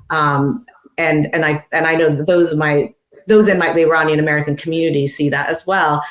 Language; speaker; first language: English; non-native, fluent; Persian